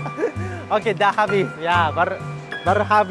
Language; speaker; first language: Indonesian; non-native, learner; Japanese